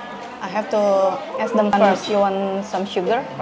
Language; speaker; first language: English; non-native, fluent; Indonesian